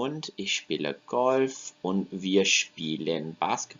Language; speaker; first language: German; non-native, fluent; English